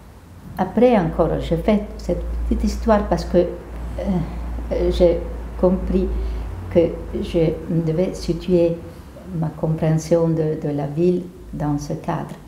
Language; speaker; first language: French; non-native, fluent; Italian